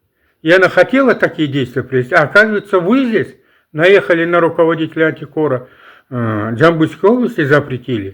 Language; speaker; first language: Russian; non-native, local second language; Kazakh